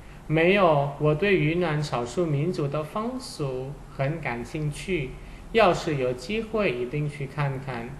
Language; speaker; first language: Chinese; non-native, fluent; Indonesian